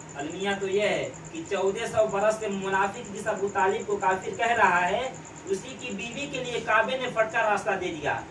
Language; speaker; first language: Urdu; native; Urdu